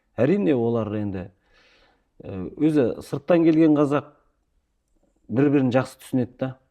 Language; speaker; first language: Kazakh; early bilingual, heritage; Kazakh